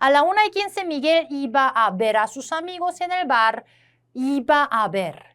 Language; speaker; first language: Spanish; non-native, fluent; Korean